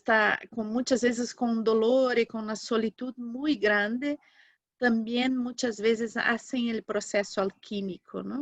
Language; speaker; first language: Spanish; non-native, learner; Portuguese